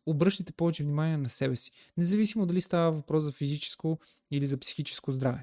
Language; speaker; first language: Bulgarian; native; Bulgarian